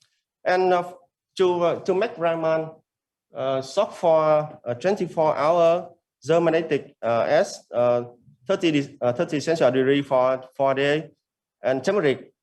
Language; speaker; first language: English; non-native, learner; Vietnamese